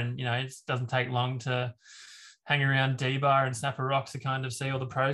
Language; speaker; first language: English; native; English